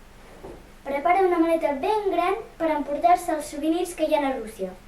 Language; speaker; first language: Catalan; early bilingual, other home language; Russian